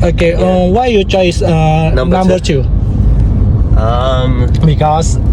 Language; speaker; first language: English; non-native, learner; Indonesian